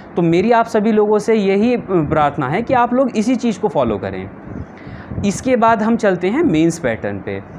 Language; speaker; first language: Hindi; native; Hindi